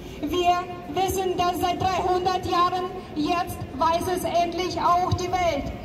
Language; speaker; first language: German; non-native, fluent; Ukrainian